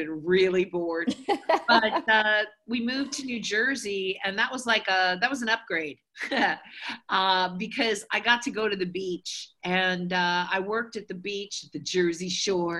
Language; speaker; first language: English; native; English